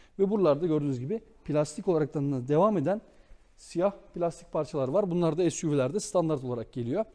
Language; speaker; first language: Turkish; native; Turkish